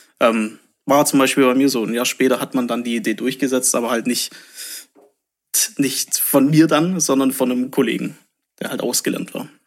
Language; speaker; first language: German; native; German